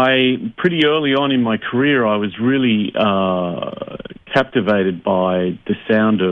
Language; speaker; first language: English; native; English